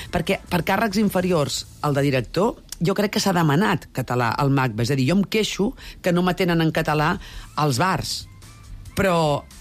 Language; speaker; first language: Catalan; native; Catalan